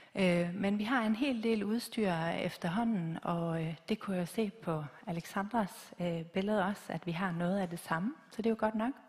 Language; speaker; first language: Danish; native; Danish